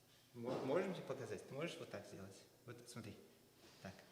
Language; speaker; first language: Russian; early bilingual, heritage; Russian